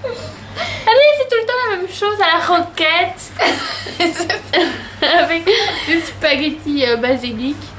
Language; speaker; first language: French; native; French